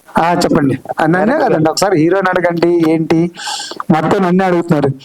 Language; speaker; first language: Telugu; native; Telugu